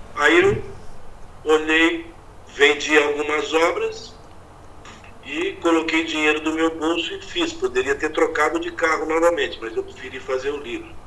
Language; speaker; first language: Portuguese; native; Portuguese